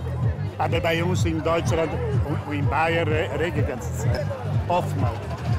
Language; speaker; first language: German; non-native, learner; Italian